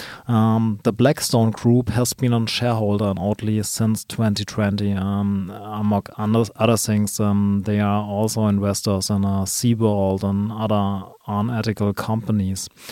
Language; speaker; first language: English; non-native, fluent; German